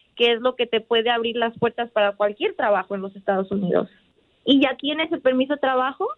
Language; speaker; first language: Spanish; early bilingual, heritage; Spanish